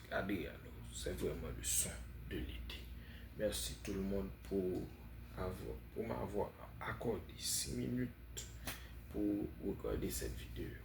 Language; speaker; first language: French; non-native, fluent; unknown